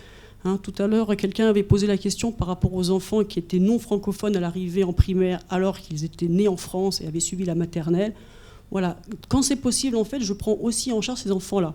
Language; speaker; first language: French; native; French